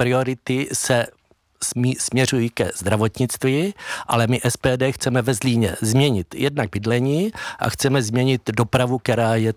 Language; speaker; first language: Czech; native; Czech